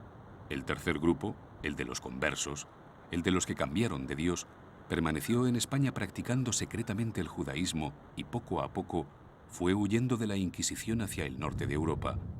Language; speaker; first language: Spanish; native; Spanish